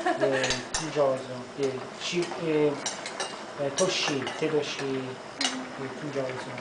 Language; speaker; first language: Korean; non-native, learner; Italian